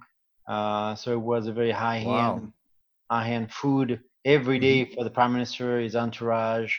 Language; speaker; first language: English; non-native, fluent; French